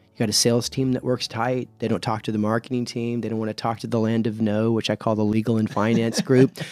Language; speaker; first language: English; native; English